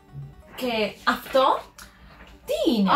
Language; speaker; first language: Greek; non-native, learner; English